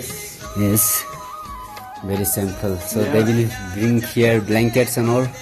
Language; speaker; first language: English; non-native, local second language; Ladakhi